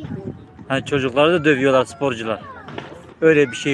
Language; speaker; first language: Turkish; native; Turkish